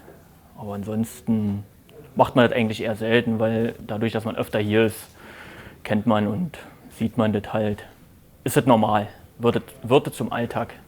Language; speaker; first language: German; native; German